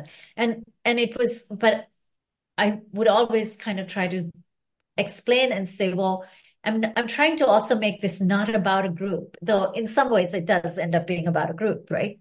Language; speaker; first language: English; non-native, local second language; Sinhala